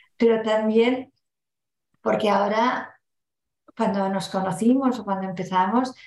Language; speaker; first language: Spanish; non-native, local second language; Catalan